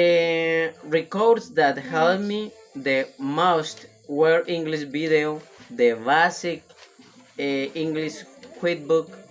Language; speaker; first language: English; non-native, learner; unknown